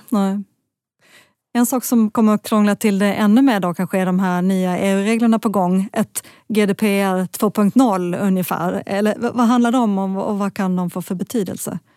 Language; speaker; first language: Swedish; native; Swedish